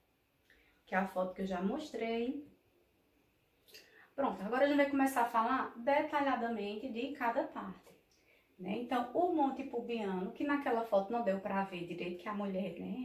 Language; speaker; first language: Portuguese; native; Portuguese